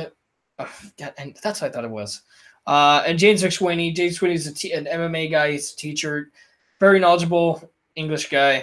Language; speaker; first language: English; native; English